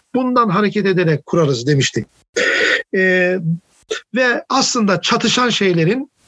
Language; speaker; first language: Turkish; native; Turkish